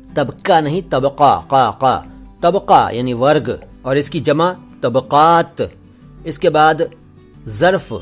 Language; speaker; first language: Hindi; native; Hindi